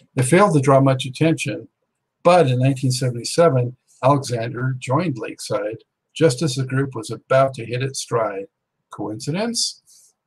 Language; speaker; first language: English; native; English